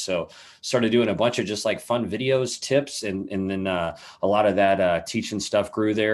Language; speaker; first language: English; native; English